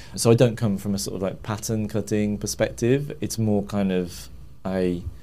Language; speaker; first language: English; native; English